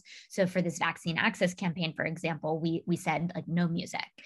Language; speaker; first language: English; native; English